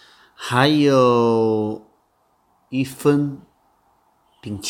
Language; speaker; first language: Chinese; non-native, learner; English